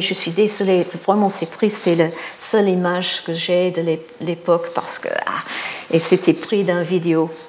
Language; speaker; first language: French; non-native, fluent; English